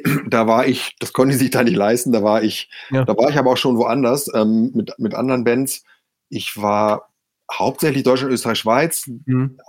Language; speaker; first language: German; native; German